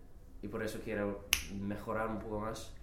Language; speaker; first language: Spanish; non-native, learner; English